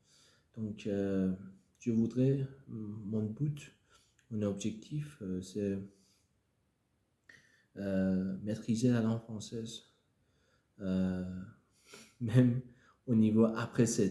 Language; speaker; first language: French; non-native, fluent; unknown